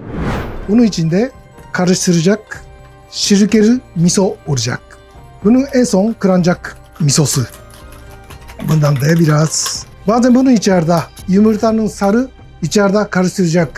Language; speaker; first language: Turkish; non-native, learner; Japanese